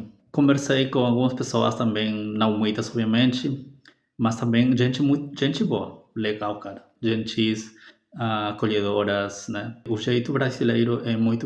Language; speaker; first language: Portuguese; non-native, fluent; Spanish